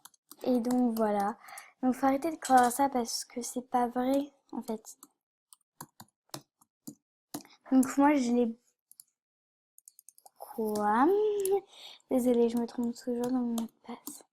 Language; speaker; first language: French; native; French